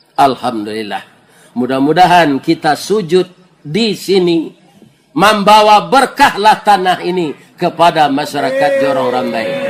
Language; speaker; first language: Malay; non-native, local second language; Minangkabau